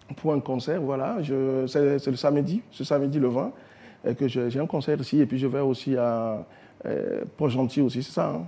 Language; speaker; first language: French; non-native, local second language; Ewe